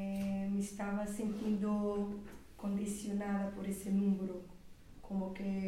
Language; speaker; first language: Spanish; non-native, learner; Portuguese